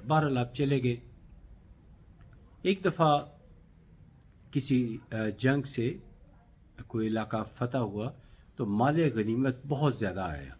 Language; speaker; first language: Urdu; native; Urdu